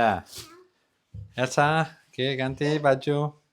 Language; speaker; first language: Indonesian; non-native, learner; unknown